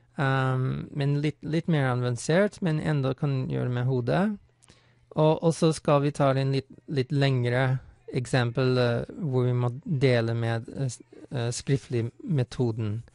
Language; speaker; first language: Norwegian; non-native, fluent; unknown